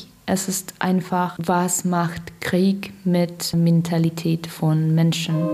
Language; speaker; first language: German; non-native, learner; Russian